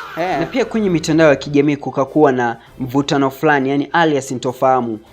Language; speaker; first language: Swahili; native; Swahili